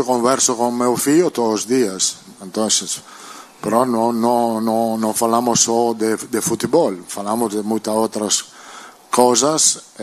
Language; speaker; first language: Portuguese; non-native, learner; Italian